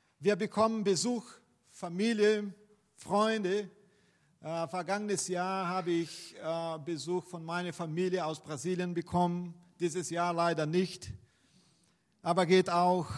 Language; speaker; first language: German; non-native, fluent; Portuguese